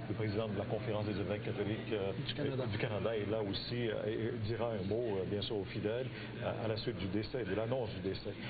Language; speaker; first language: French; native; French